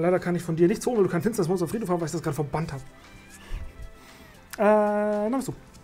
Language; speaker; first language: German; native; German